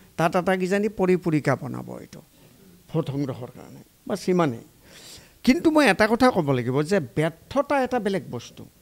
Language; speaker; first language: Assamese; native; Assamese